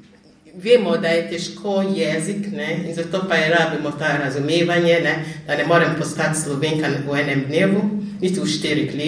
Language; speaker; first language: Slovenian; non-native, fluent; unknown